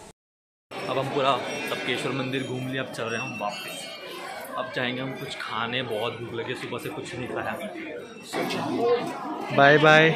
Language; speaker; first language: Hindi; native; Hindi